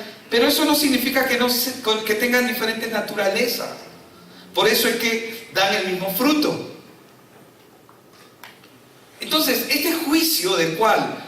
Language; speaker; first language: Spanish; native; Spanish